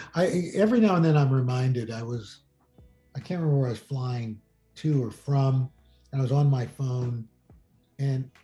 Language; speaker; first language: English; native; English